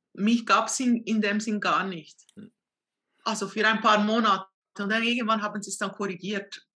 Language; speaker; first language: German; non-native, fluent; Portuguese